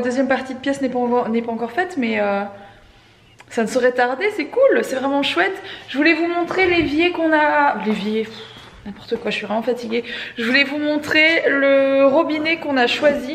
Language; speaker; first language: French; native; French